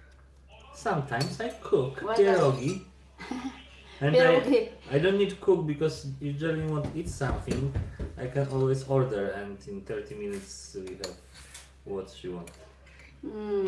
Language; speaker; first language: English; non-native, learner; Polish